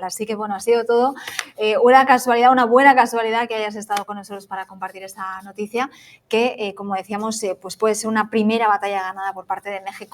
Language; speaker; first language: Spanish; native; Spanish